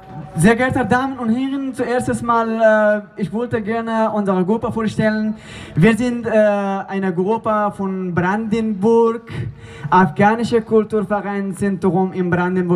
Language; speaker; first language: German; non-native, learner; Persian